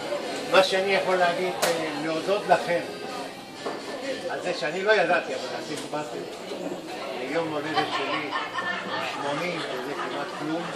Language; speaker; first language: Hebrew; non-native, fluent; Spanish